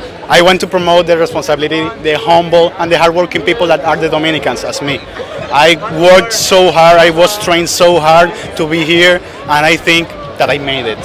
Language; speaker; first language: English; non-native, learner; Spanish